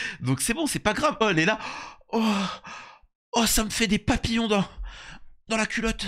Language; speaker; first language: French; native; French